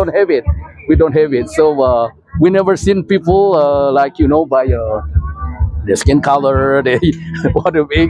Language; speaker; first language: English; non-native, fluent; Indonesian